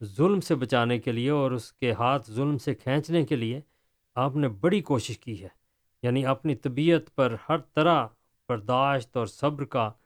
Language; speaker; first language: Urdu; native; Urdu